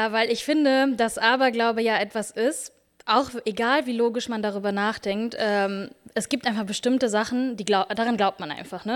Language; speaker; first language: German; native; German